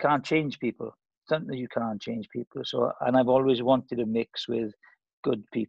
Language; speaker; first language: English; native; English